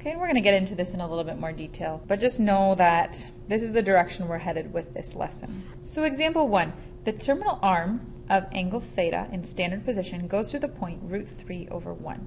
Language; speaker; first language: English; native; English